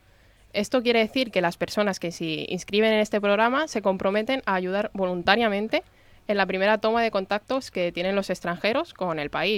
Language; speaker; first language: Spanish; native; Spanish